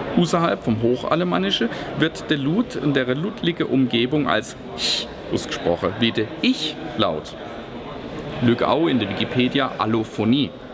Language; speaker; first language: German; native; German